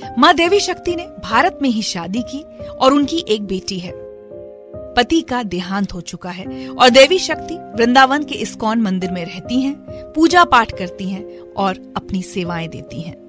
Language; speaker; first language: Hindi; native; Hindi